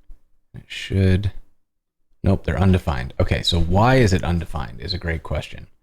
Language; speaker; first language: English; native; English